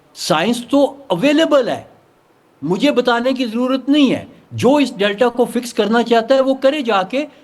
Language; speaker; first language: Urdu; non-native, local second language; Punjabi